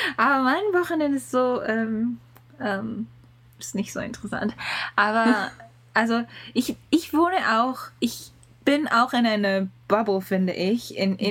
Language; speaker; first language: German; non-native, learner; Japanese